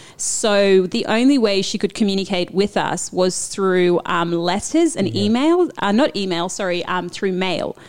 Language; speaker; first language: English; early bilingual, other home language; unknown